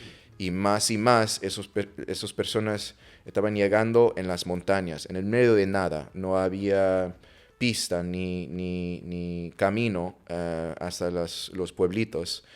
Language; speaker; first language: Spanish; non-native, fluent; English